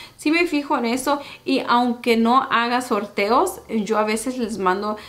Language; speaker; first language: Spanish; early bilingual, heritage; Spanish